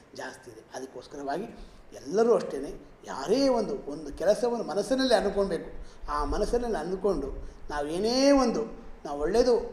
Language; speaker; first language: Kannada; native; Kannada